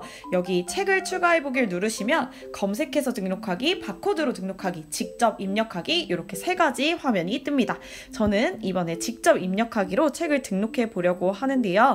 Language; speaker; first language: Korean; native; Korean